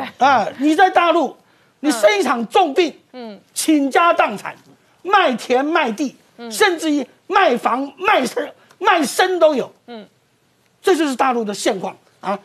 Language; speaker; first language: Chinese; native; Chinese